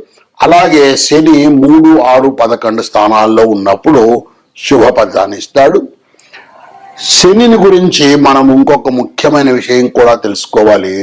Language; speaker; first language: Telugu; native; Telugu